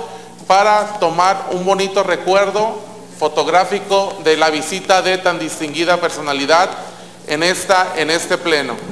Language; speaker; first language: Spanish; native; Spanish